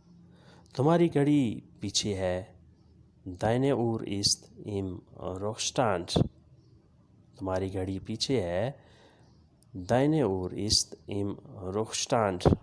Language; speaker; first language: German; non-native, fluent; Urdu